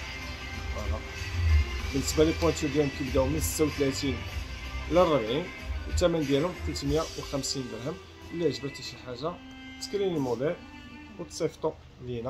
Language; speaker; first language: Arabic; native; Arabic